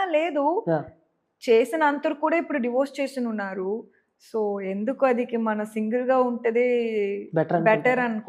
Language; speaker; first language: Telugu; non-native, local second language; Tamil